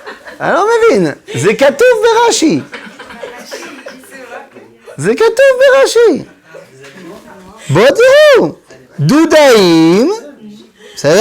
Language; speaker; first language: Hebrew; non-native, fluent; French